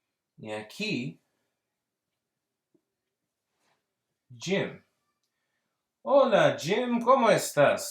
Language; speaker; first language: Spanish; early bilingual, heritage; Spanish